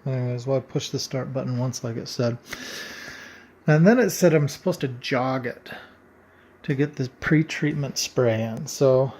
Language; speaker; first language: English; native; English